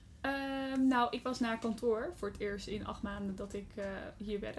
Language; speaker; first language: Dutch; native; Dutch